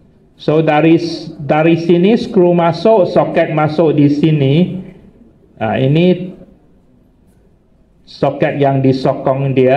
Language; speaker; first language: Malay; non-native, local second language; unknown